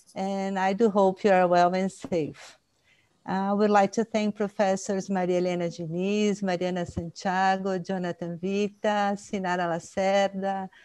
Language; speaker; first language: English; non-native, fluent; Portuguese